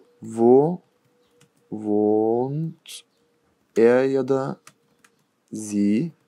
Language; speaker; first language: German; non-native, fluent; Turkish